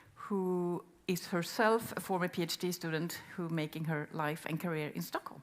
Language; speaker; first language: English; non-native, fluent; Swedish